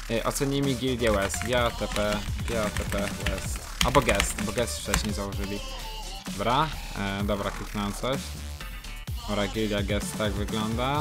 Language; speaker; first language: Polish; native; Polish